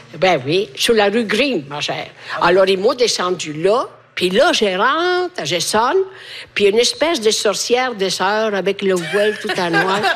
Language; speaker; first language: French; non-native, fluent; Italian